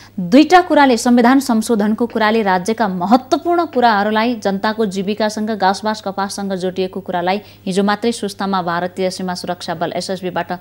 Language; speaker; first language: Nepali; native; Nepali